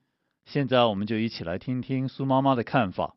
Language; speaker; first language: Chinese; native; Chinese